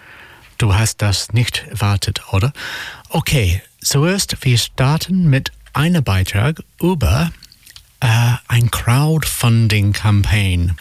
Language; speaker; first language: German; non-native, learner; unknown